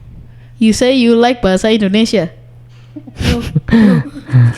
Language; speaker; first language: English; non-native, learner; Indonesian